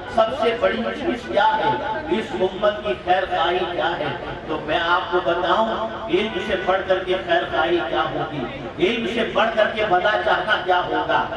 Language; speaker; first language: Urdu; native; Urdu